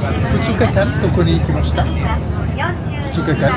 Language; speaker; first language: Japanese; non-native, fluent; French